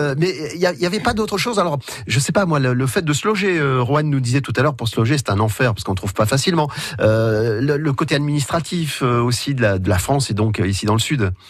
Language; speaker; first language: French; native; French